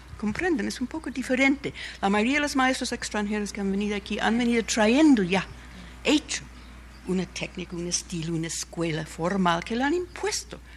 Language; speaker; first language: Spanish; non-native, fluent; English